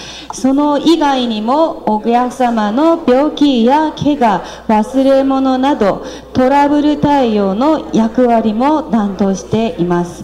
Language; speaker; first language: Japanese; non-native, fluent; Korean